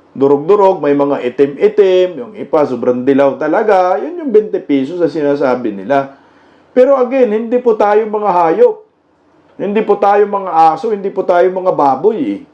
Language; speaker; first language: Filipino; non-native, local second language; Cebuano